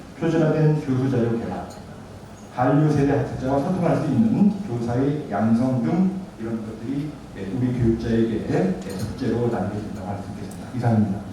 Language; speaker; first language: Korean; native; Korean